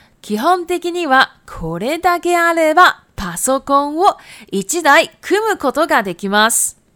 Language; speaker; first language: Japanese; non-native, fluent; Chinese